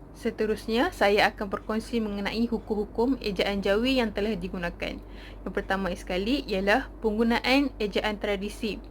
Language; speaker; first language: Malay; native; Malay